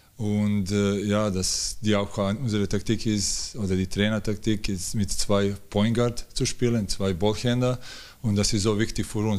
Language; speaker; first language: German; non-native, learner; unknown